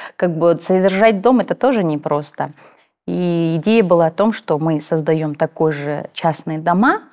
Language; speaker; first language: Russian; non-native, local second language; Kazakh